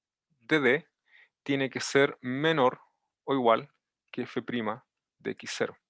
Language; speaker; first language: Spanish; native; Spanish